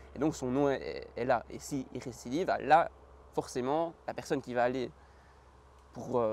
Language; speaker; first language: French; native; French